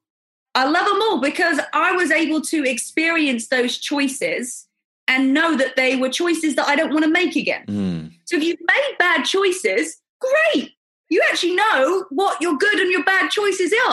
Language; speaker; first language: English; native; English